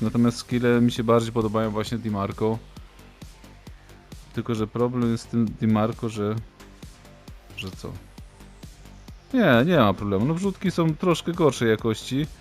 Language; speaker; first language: Polish; native; Polish